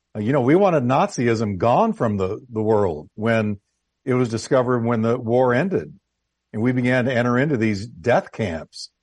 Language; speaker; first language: English; native; English